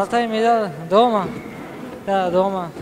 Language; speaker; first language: Russian; non-native, learner; Uzbek